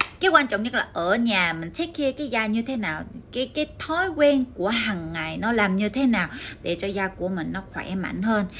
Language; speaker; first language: Vietnamese; early bilingual, heritage; Korean